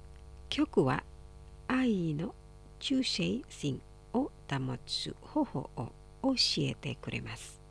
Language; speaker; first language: Japanese; non-native, fluent; Indonesian